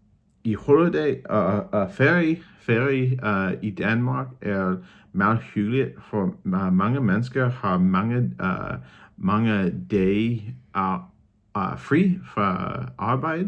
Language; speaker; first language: Danish; non-native, learner; English